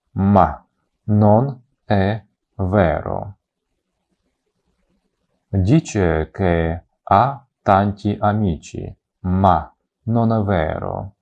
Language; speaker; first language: Italian; non-native, fluent; Ukrainian